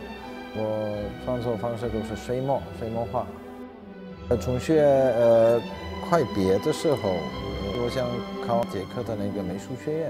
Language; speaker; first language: Chinese; non-native, fluent; Czech